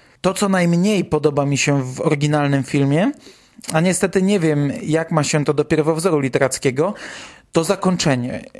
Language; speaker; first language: Polish; native; Polish